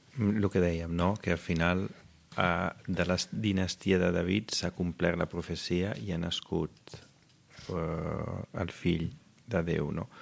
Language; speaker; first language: Catalan; non-native, fluent; Italian